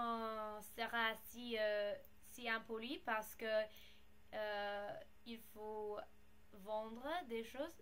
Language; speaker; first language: French; non-native, learner; English